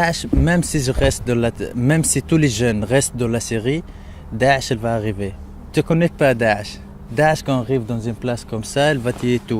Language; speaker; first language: French; non-native, learner; Arabic